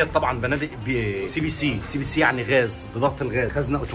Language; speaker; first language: Arabic; native; Arabic